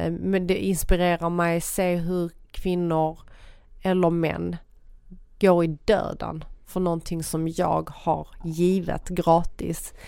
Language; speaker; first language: Swedish; early bilingual, other home language; Persian